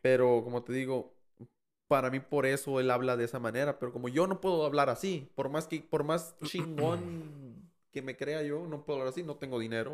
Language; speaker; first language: Spanish; early bilingual, heritage; Spanish